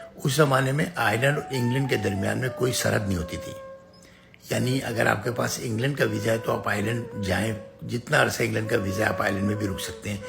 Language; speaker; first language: Urdu; native; Urdu